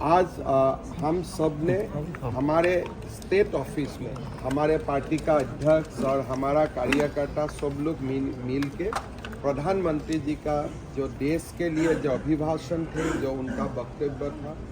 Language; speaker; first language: Hindi; non-native, local second language; Assamese